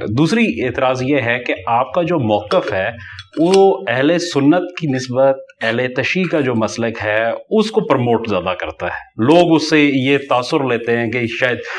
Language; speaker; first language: Urdu; native; Urdu